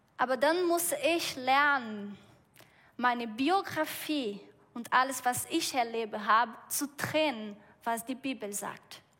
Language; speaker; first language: German; non-native, fluent; Portuguese